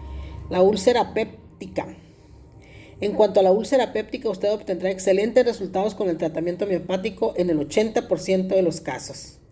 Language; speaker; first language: Spanish; native; Spanish